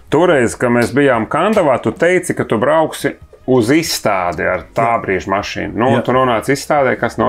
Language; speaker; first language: Latvian; native; Latvian